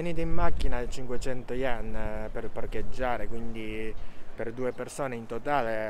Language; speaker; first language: Italian; non-native, learner; Japanese